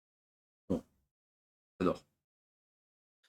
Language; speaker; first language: French; native; French